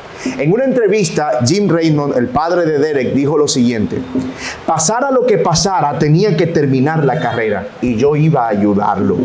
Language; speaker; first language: Spanish; native; Spanish